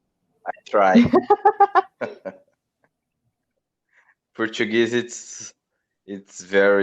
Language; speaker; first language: English; non-native, learner; Portuguese